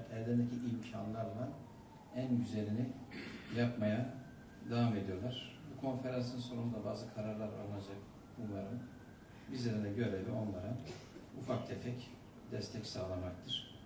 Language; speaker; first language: Turkish; native; Turkish